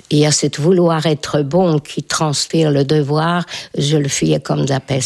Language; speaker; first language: French; non-native, fluent; Hungarian